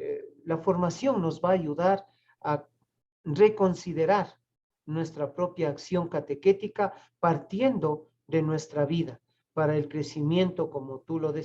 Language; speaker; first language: Spanish; native; Spanish